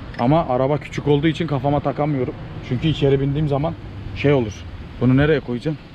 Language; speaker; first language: Turkish; native; Turkish